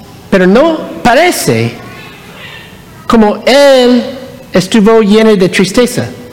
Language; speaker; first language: Spanish; non-native, learner; English